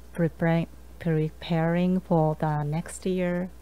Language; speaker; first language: English; non-native, learner; Japanese